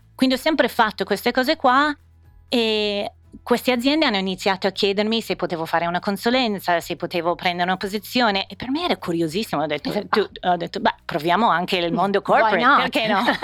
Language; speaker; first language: Italian; non-native, fluent; English